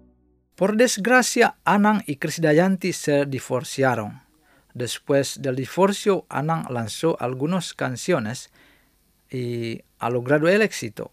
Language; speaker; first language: Spanish; non-native, fluent; Indonesian